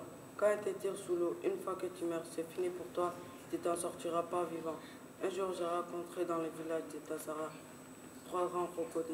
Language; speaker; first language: French; non-native, learner; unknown